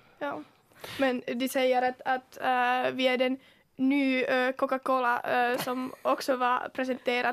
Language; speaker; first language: Swedish; non-native, local second language; Finnish